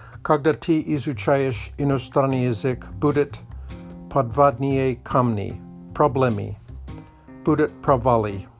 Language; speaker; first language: Russian; non-native, learner; Polish